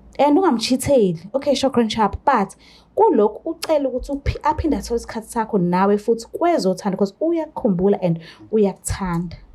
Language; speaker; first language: Zulu; native; Zulu